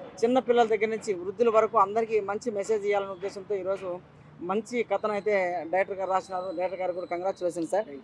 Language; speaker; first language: Telugu; native; Telugu